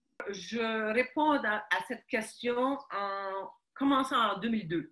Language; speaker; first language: French; early bilingual, other home language; Ukrainian